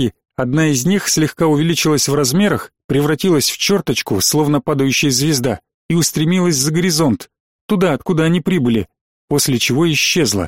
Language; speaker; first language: Russian; native; Russian